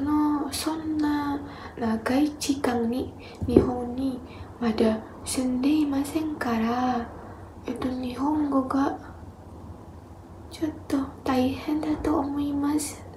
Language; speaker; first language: Japanese; non-native, learner; Indonesian